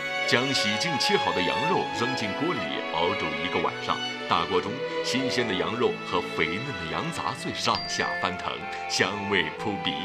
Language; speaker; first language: Chinese; native; Chinese